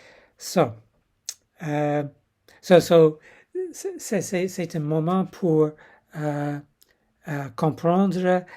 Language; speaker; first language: French; non-native, learner; English